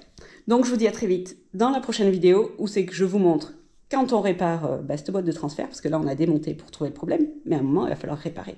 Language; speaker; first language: French; native; French